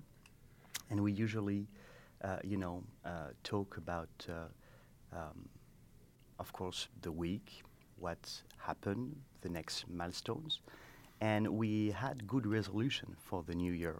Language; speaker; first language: English; non-native, fluent; French